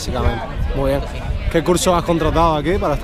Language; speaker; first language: Spanish; native; Spanish